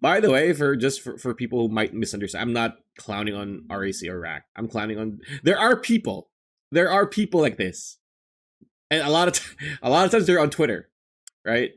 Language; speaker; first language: English; native; English